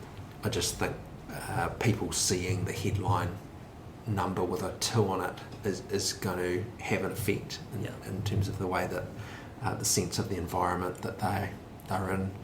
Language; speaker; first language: English; native; English